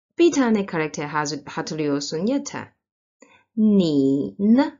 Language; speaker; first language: Turkish; non-native, learner; Chinese